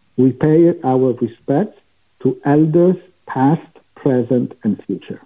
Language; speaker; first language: English; non-native, fluent; Italian